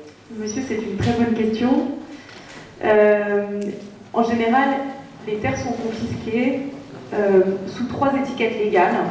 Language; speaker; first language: French; native; French